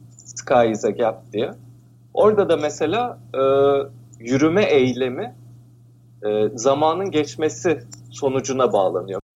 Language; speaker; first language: Turkish; native; Turkish